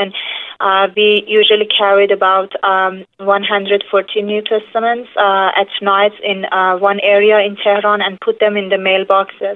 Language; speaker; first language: English; non-native, fluent; Persian